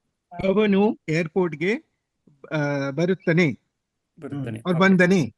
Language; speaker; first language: Kannada; non-native, learner; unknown